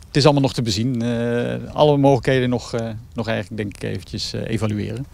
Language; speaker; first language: Dutch; native; Dutch